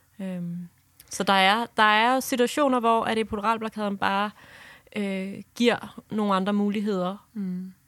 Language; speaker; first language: Danish; native; Danish